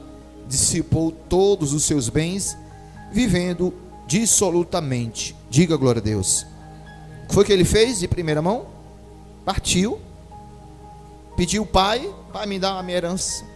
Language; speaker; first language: Portuguese; native; Portuguese